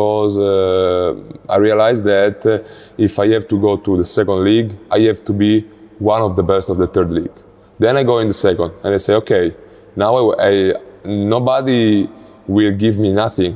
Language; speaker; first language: English; non-native, learner; Italian